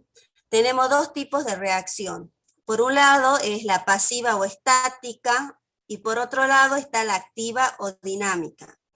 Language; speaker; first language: Spanish; native; Spanish